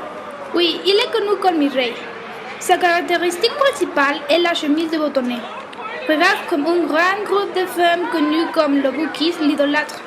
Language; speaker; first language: French; non-native, learner; Spanish